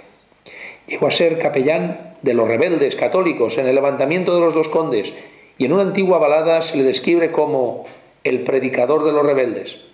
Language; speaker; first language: Spanish; native; Spanish